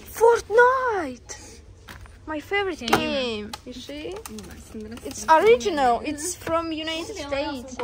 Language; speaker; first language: English; non-native, learner; Azerbaijani